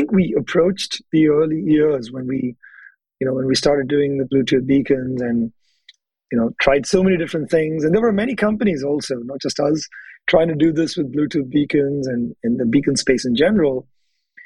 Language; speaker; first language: English; non-native, local second language; Telugu